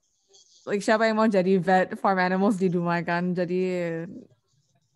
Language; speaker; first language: Indonesian; non-native, learner; English